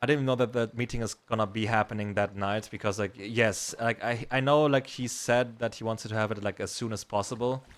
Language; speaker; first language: English; non-native, fluent; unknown